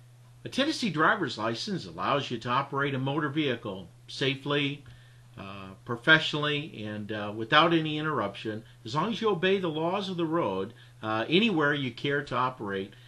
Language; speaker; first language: English; native; English